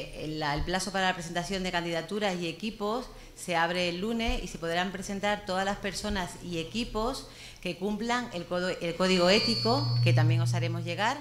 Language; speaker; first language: Spanish; native; Spanish